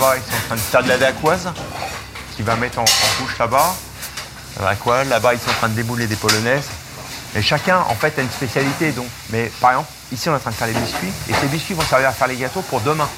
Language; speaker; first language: French; native; French